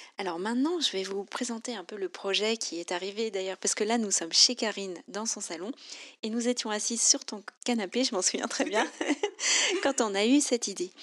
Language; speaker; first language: French; native; French